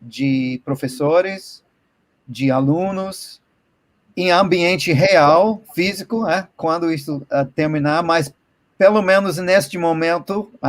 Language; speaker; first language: Portuguese; non-native, fluent; English